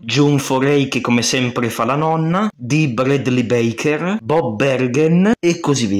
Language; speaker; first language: Italian; native; Italian